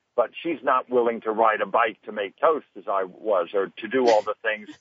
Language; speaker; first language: English; native; English